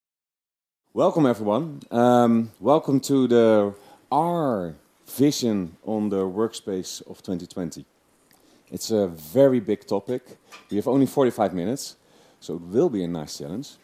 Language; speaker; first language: English; non-native, fluent; Dutch